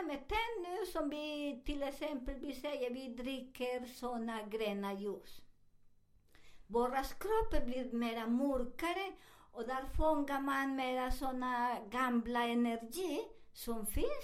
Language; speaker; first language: Swedish; non-native, fluent; Spanish